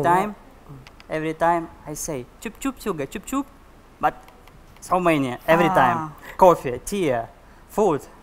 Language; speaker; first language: English; non-native, learner; Russian